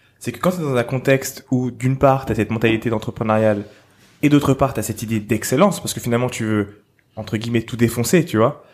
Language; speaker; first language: French; native; French